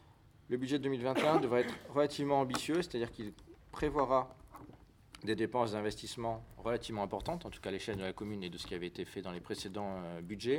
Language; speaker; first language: French; native; French